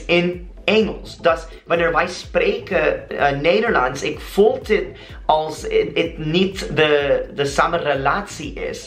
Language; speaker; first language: Dutch; non-native, learner; Spanish